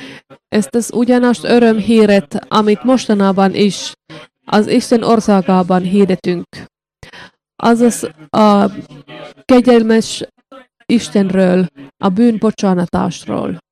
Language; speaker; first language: Hungarian; non-native, learner; Finnish